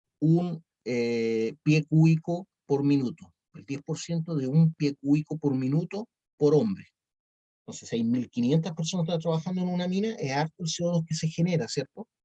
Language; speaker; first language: Spanish; native; Spanish